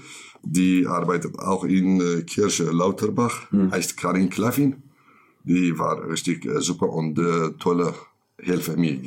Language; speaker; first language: German; non-native, learner; Kurdish